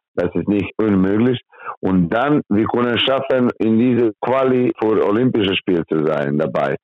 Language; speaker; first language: German; non-native, learner; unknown